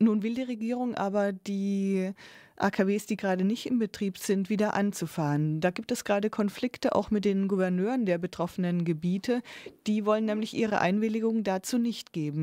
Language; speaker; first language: German; native; German